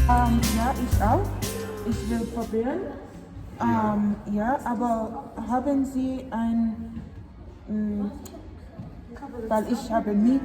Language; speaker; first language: German; non-native, learner; English